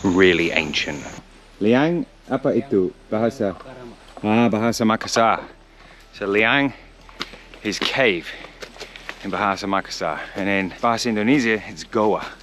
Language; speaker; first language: Indonesian; non-native, learner; English